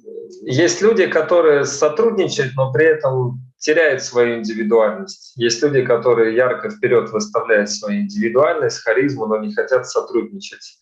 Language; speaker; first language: Russian; native; Russian